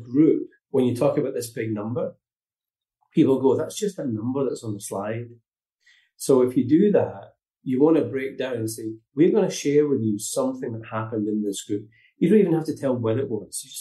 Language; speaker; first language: English; native; English